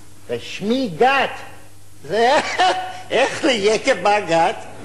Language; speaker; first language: Hebrew; non-native, fluent; German